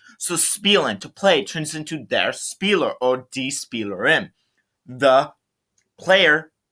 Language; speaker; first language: German; non-native, learner; English